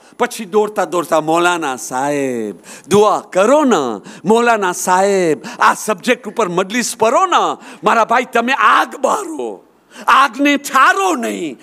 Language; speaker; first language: Gujarati; early bilingual, heritage; Gujarati